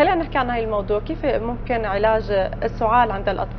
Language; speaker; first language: Arabic; native; Arabic